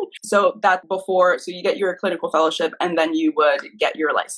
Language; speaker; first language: English; early bilingual, other home language; Haitian Creole